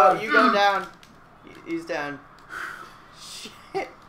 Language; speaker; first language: English; native; English